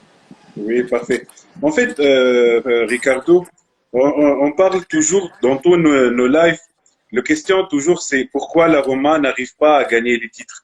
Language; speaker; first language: French; non-native, local second language; Arabic